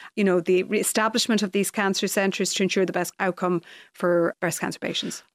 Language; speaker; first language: English; native; English